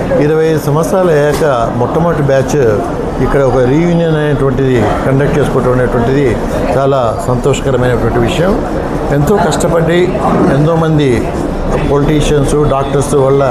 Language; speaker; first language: Telugu; native; Telugu